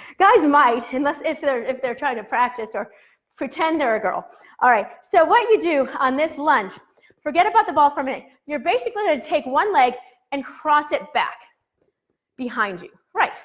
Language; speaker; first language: English; native; English